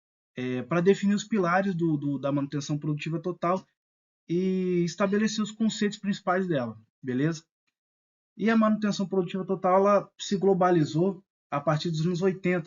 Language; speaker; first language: Portuguese; native; Portuguese